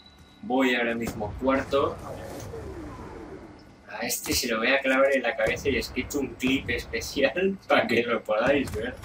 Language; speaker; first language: Spanish; native; Spanish